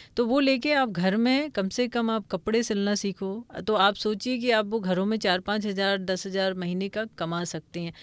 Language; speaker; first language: Hindi; non-native, local second language; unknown